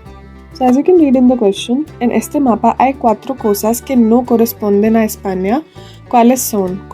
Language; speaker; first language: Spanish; non-native, fluent; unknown